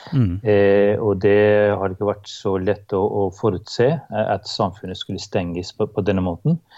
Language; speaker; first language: Norwegian; non-native, fluent; Albanian